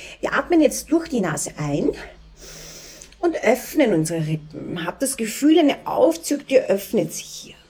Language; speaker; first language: German; native; German